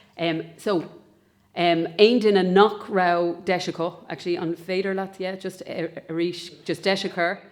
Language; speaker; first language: Irish; native; Irish